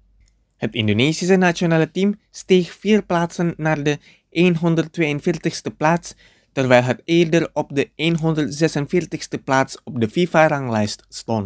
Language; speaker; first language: Dutch; non-native, fluent; Indonesian